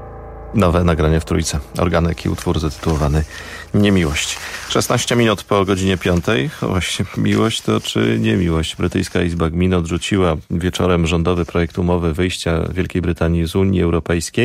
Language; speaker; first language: Polish; native; Polish